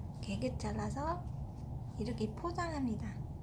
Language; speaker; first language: Korean; non-native, learner; Vietnamese